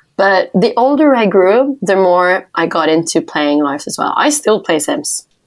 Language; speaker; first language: English; non-native, fluent; Norwegian